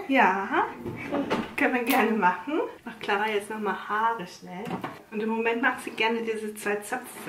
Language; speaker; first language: German; native; German